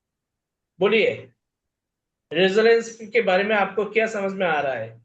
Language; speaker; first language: Hindi; non-native, fluent; Bangla